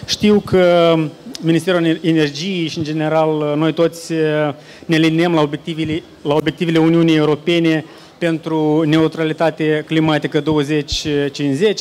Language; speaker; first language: Romanian; native; Romanian